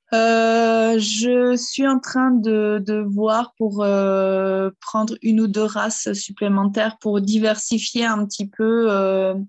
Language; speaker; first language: French; early bilingual, other home language; German